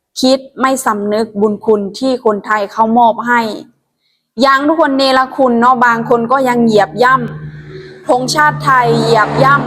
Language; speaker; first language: Thai; non-native, local second language; Lao